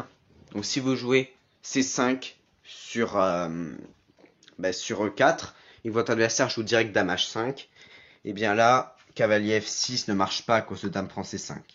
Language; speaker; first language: French; native; French